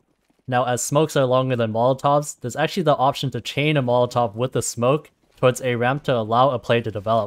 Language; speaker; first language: English; native; English